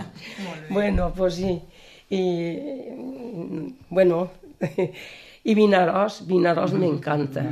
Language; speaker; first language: Catalan; non-native, local second language; Spanish